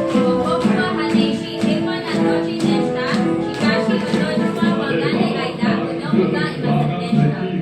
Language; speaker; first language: Japanese; non-native, learner; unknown